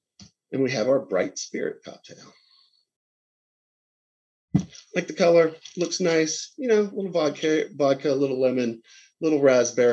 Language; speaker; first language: English; native; English